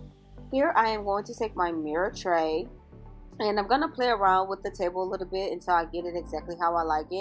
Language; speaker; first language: English; native; English